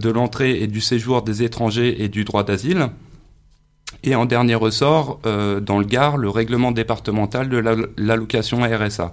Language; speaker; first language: French; native; French